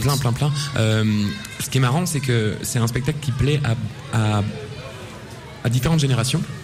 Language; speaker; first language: French; native; French